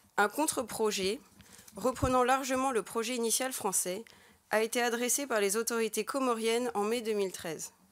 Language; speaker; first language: French; native; French